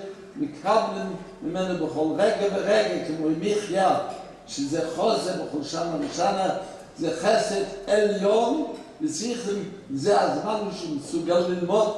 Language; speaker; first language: Hebrew; non-native, fluent; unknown